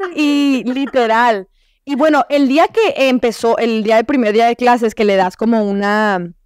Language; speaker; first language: Spanish; native; Spanish